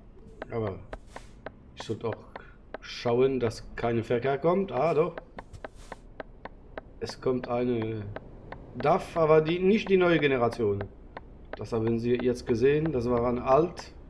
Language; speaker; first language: German; non-native, learner; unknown